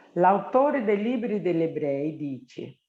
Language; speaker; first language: Italian; non-native, fluent; Portuguese